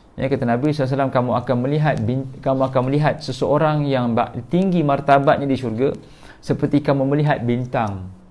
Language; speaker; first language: Malay; native; Malay